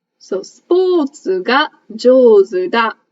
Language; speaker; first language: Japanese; non-native, fluent; English